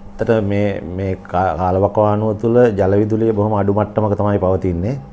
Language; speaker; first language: Sinhala; native; Sinhala